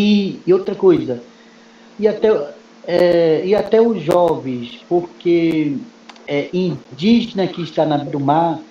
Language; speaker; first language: Portuguese; non-native, local second language; Kayapó